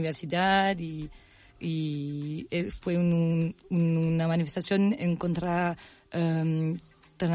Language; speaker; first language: Spanish; non-native, learner; French